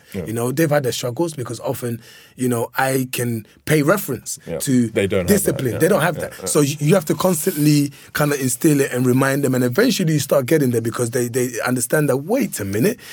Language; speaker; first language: English; early bilingual, other home language; Lingala